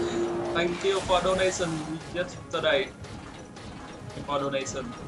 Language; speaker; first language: English; non-native, learner; Vietnamese